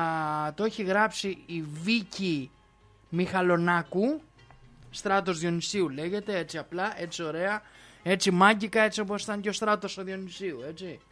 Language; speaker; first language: Greek; native; Greek